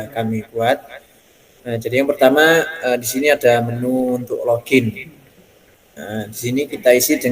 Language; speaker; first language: Indonesian; native; Indonesian